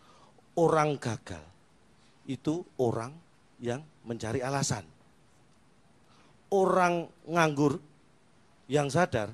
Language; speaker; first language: Indonesian; native; Indonesian